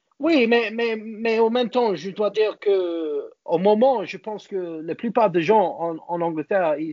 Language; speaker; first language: French; non-native, learner; English